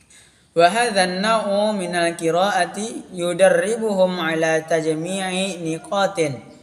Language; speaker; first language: Arabic; non-native, learner; Indonesian